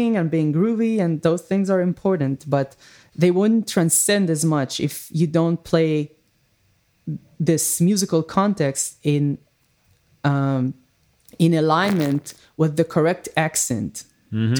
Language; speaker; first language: English; non-native, fluent; Hebrew